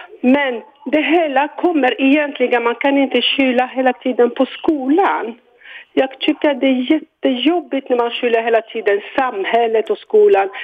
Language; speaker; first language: Swedish; non-native, fluent; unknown